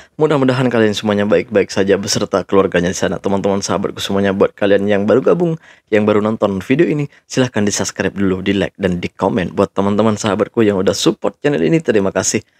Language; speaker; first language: Indonesian; native; Indonesian